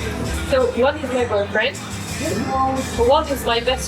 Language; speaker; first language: English; non-native, fluent; French